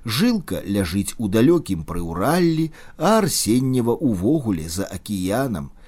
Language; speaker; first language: Belarusian; native; Belarusian